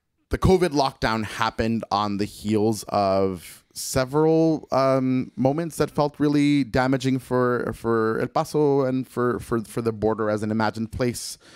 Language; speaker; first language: English; early bilingual, other home language; Spanish